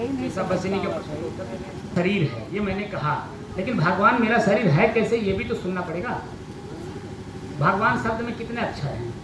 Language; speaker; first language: Hindi; native; Hindi